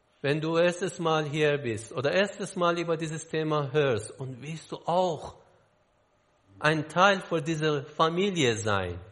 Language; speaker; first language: German; non-native, learner; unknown